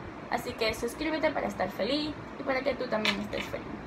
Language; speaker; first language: Spanish; early bilingual, heritage; Spanish